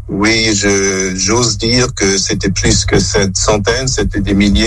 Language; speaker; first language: French; non-native, local second language; German